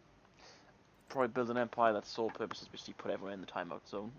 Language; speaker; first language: English; native; English